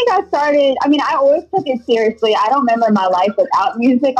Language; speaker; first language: English; native; English